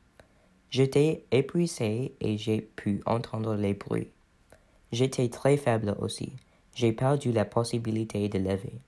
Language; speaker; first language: French; non-native, learner; English